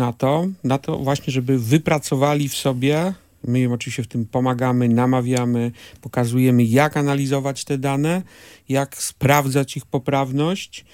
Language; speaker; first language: Polish; native; Polish